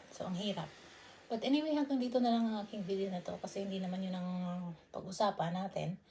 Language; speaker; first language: Filipino; non-native, local second language; Cebuano